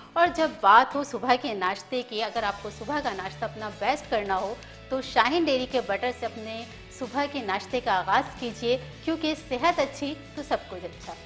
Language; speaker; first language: Urdu; native; Urdu